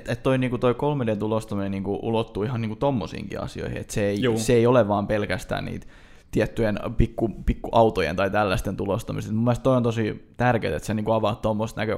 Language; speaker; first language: Finnish; native; Finnish